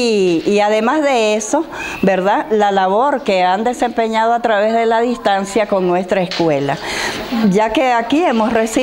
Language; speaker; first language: Spanish; native; Spanish